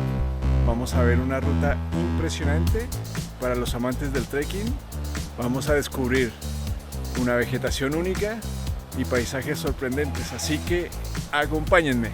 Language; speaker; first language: Spanish; native; Spanish